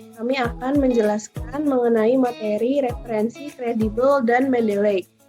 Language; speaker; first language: Indonesian; native; Indonesian